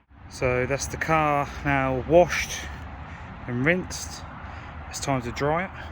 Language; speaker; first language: English; native; English